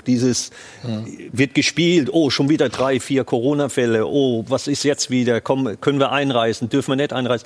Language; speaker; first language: German; native; German